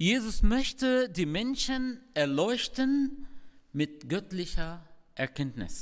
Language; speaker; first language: German; non-native, fluent; Arabic